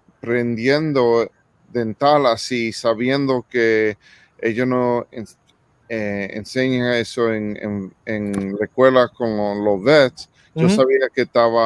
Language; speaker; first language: Spanish; early bilingual, heritage; English